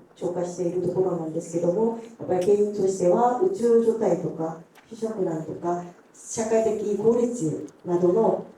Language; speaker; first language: Japanese; non-native, fluent; Korean